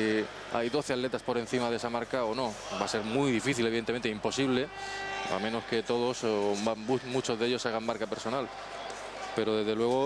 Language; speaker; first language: Spanish; native; Spanish